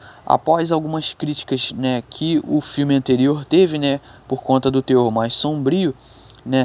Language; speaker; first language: Portuguese; native; Portuguese